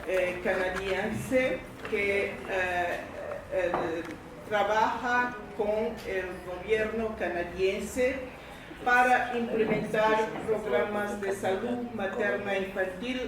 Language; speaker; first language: Spanish; non-native, fluent; English